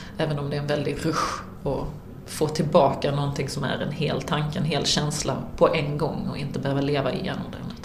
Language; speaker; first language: Swedish; native; Swedish